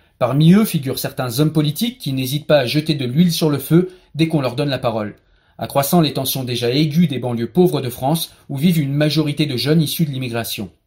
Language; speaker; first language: French; native; French